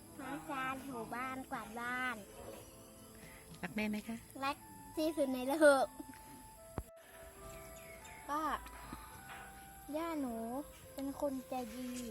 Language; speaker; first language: Thai; native; Thai